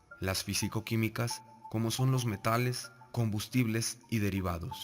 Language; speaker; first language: Spanish; native; Spanish